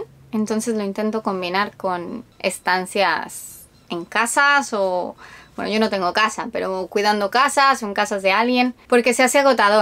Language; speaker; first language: Spanish; native; Spanish